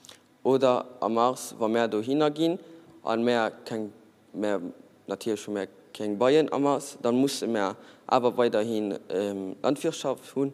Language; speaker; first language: German; non-native, learner; Portuguese